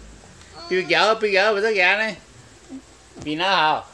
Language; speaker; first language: Chinese; native; Chinese